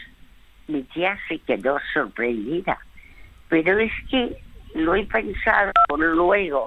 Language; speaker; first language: Spanish; early bilingual, other home language; French